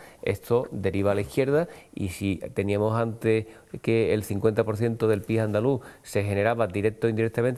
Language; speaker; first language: Spanish; native; Spanish